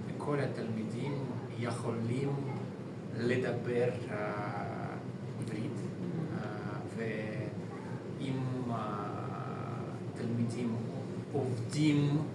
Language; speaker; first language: Hebrew; non-native, learner; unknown